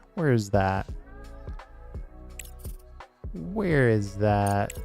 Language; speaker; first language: English; native; English